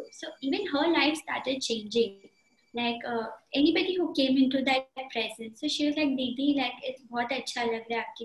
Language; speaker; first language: English; non-native, local second language; Marathi